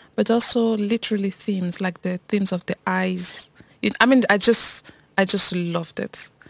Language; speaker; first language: English; non-native, local second language; French